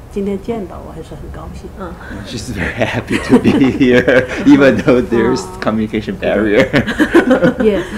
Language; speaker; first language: English; non-native, fluent; Chinese